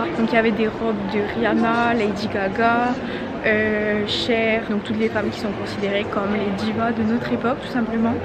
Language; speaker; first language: French; native; French